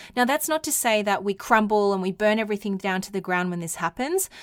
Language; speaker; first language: English; native; English